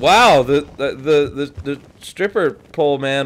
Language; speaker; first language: English; native; English